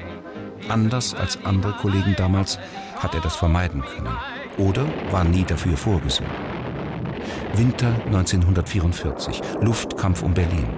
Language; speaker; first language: German; native; German